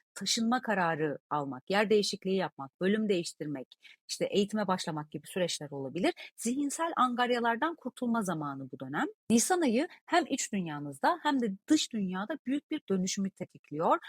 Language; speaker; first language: Turkish; native; Turkish